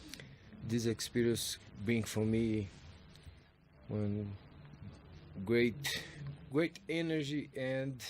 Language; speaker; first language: English; non-native, learner; Portuguese